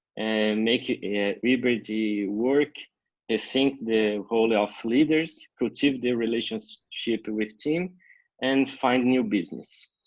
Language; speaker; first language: English; non-native, learner; Portuguese